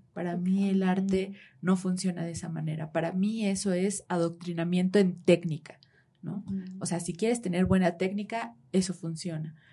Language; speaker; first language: Spanish; native; Spanish